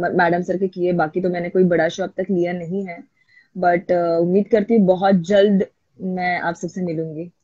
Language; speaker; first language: Hindi; non-native, local second language; Marathi